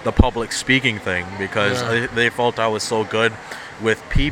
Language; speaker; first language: English; non-native, fluent; Punjabi